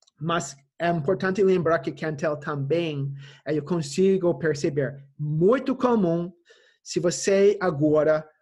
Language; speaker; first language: Portuguese; non-native, fluent; English